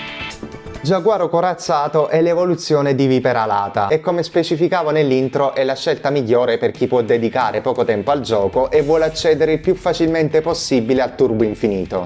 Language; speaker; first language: Italian; native; Italian